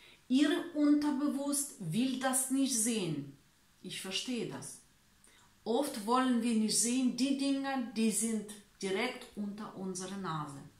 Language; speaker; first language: German; non-native, learner; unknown